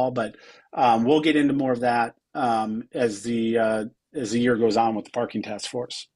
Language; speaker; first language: English; native; English